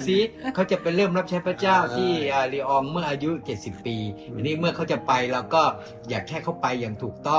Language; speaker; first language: Thai; native; Thai